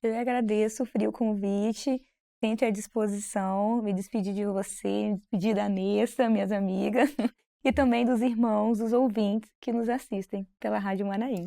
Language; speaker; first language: Portuguese; native; Portuguese